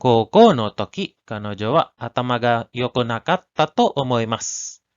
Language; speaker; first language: Japanese; non-native, learner; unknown